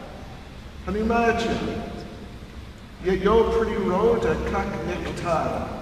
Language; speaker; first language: Russian; non-native, learner; English